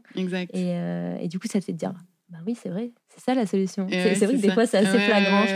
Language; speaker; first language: French; native; French